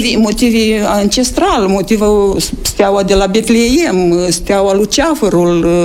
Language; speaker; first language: Romanian; native; Romanian